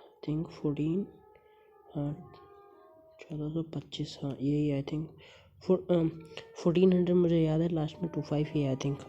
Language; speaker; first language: Hindi; native; Hindi